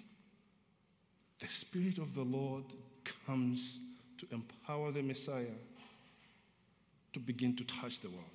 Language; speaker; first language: English; non-native, local second language; Nyanja